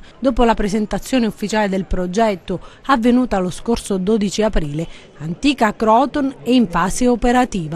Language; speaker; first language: Italian; native; Italian